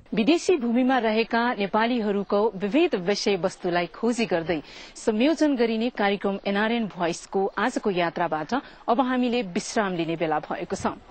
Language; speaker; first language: Nepali; native; Nepali